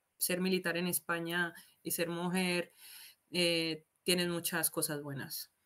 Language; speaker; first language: Spanish; native; Spanish